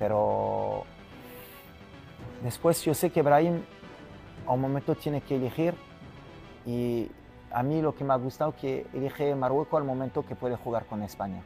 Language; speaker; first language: Spanish; non-native, fluent; French